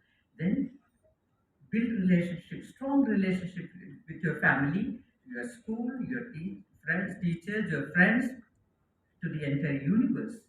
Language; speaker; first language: English; non-native, local second language; Malayalam